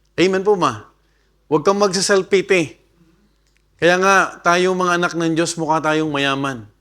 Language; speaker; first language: Filipino; non-native, local second language; Bikol